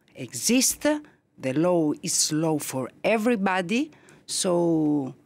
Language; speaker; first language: English; non-native, fluent; Greek